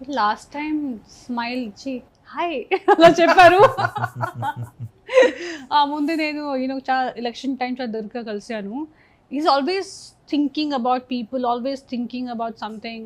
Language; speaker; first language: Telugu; non-native, local second language; Hindi